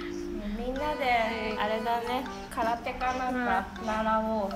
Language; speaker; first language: Japanese; native; Japanese